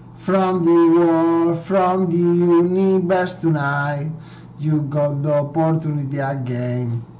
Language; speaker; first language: English; non-native, learner; Spanish